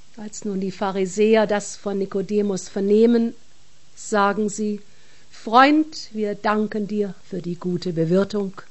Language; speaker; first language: German; native; German